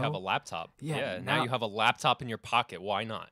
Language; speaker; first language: English; native; English